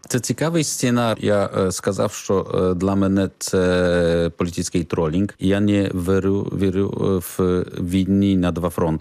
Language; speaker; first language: Ukrainian; non-native, learner; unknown